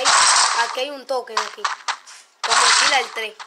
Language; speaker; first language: Spanish; native; Spanish